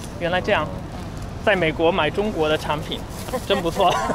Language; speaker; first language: Chinese; non-native, fluent; English